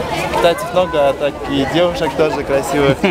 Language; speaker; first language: Russian; non-native, local second language; Kyrgyz